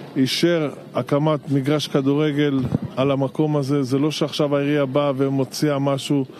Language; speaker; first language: Hebrew; native; Hebrew